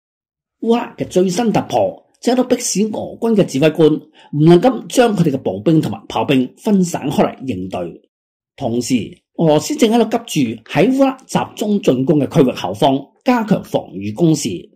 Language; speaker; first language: Chinese; non-native, local second language; Cantonese